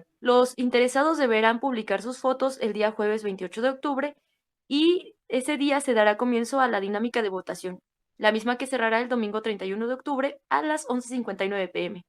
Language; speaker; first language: Spanish; native; Spanish